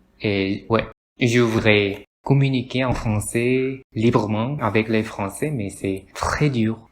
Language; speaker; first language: French; non-native, learner; Korean